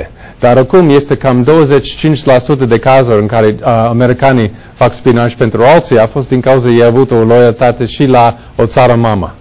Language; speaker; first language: Romanian; non-native, fluent; English